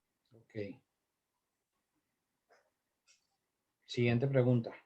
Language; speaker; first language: Spanish; native; Spanish